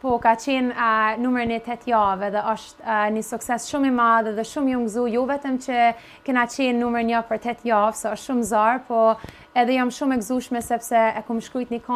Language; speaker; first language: Albanian; early bilingual, heritage; Albanian